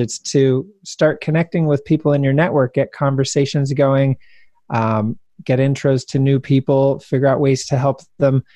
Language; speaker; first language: English; native; English